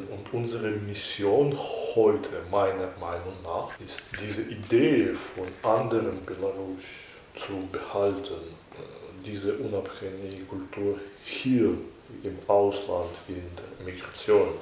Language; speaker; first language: German; non-native, fluent; Belarusian